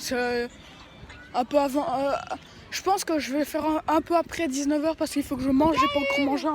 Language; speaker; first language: French; native; French